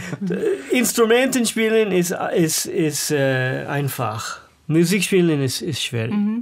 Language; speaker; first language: German; non-native, learner; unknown